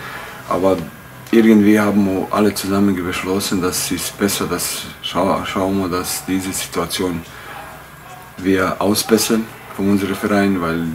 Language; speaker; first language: German; non-native, fluent; Bosnian